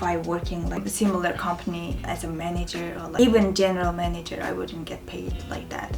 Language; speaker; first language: English; non-native, fluent; Mongolian